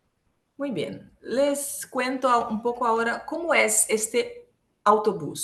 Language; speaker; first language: Spanish; non-native, local second language; Portuguese